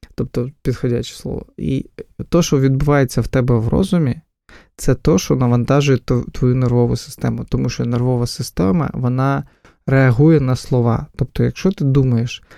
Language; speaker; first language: Ukrainian; non-native, local second language; Russian